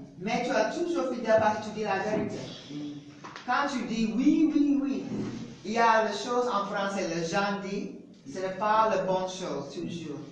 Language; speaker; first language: French; non-native, learner; English